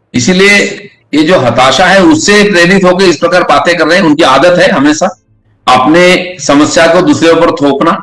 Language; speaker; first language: Hindi; non-native, local second language; Bangla